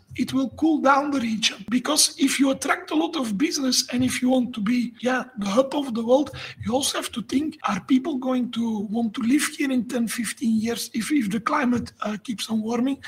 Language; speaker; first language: English; non-native, fluent; Dutch